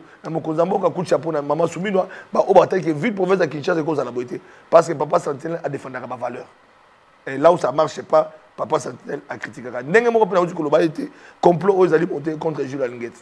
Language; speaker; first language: French; non-native, local second language; Lingala